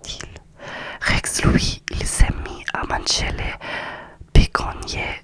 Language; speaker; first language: French; non-native, learner; Russian